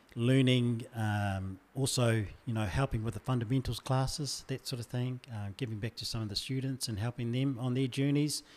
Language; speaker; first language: English; native; English